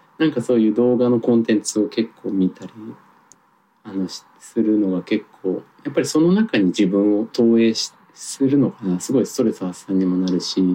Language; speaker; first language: Japanese; native; Japanese